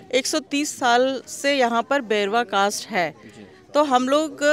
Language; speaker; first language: Hindi; native; Hindi